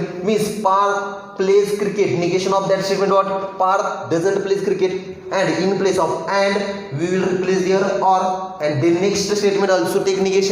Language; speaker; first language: English; non-native, local second language; Marathi